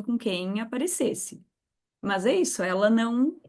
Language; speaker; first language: Portuguese; native; Portuguese